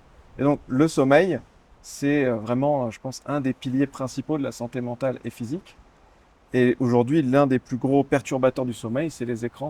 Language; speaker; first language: French; native; French